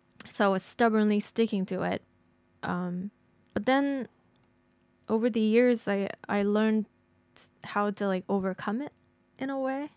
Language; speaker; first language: English; non-native, fluent; Japanese